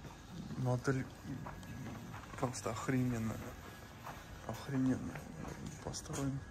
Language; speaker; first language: Russian; native; Russian